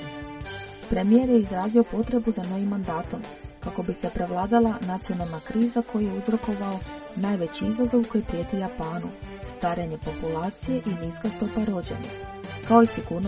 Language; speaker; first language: Croatian; native; Croatian